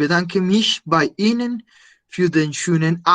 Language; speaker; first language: German; non-native, fluent; Spanish